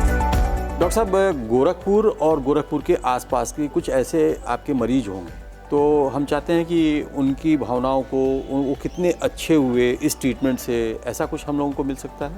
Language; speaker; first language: Hindi; native; Hindi